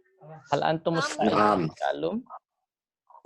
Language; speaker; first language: Arabic; non-native, fluent; Indonesian